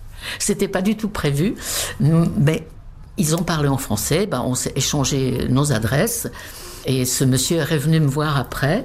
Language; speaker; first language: French; non-native, fluent; Czech